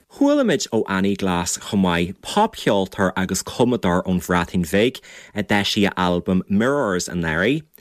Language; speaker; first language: Irish; native; Irish